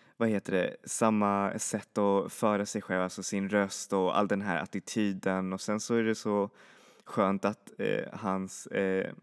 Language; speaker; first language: Swedish; native; Swedish